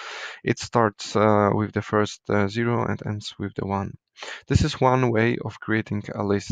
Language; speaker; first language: English; non-native, fluent; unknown